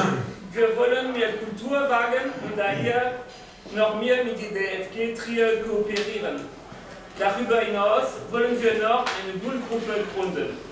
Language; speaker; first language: German; non-native, fluent; French